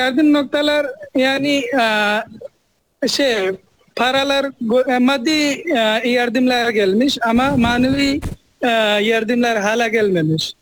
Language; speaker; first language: Turkish; non-native, fluent; Nepali